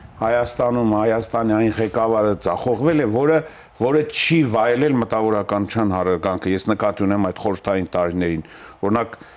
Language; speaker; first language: Armenian; native; Armenian